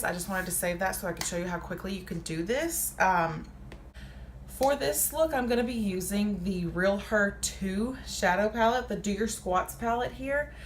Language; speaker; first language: English; native; English